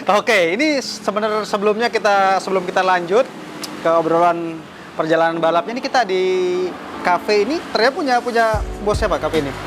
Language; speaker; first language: Indonesian; native; Indonesian